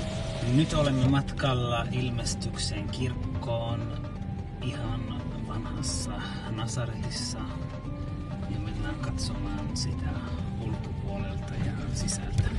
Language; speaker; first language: Finnish; non-native, fluent; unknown